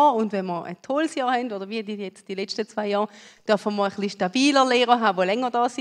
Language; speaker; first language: German; native; German